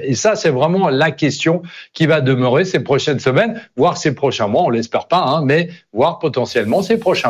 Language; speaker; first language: French; native; French